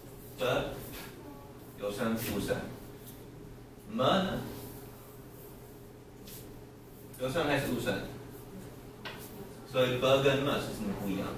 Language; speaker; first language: Chinese; non-native, learner; English